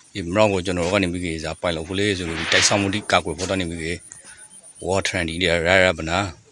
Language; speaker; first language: Burmese; native; Burmese